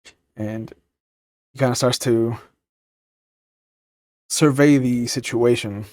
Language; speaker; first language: English; native; English